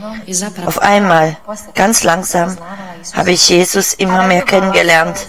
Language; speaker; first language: German; non-native, fluent; Czech